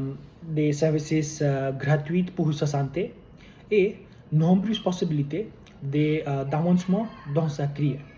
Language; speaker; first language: French; non-native, learner; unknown